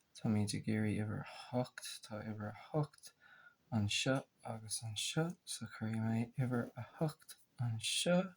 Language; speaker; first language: Irish; native; Irish